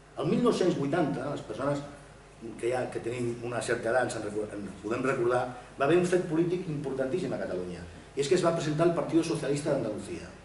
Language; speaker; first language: Catalan; non-native, local second language; Spanish